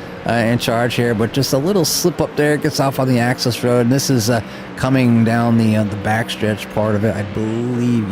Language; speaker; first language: English; native; English